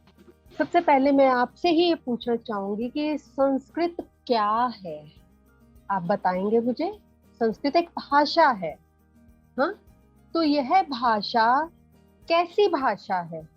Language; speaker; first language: Hindi; native; Hindi